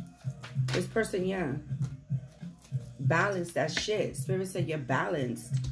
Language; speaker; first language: English; native; English